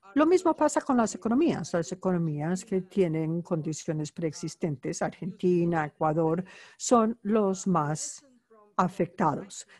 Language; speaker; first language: Spanish; non-native, fluent; Bulgarian